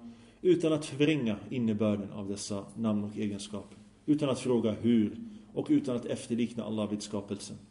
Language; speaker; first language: Swedish; early bilingual, other home language; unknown